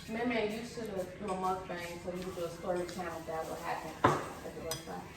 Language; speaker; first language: English; native; English